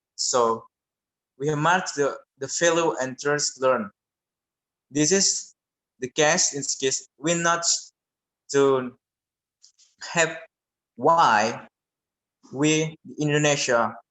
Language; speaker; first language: English; non-native, learner; Indonesian